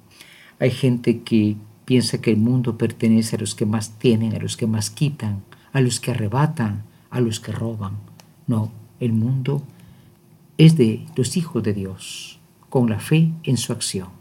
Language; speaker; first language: Spanish; native; Spanish